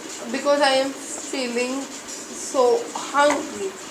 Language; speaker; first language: English; non-native, learner; Hindi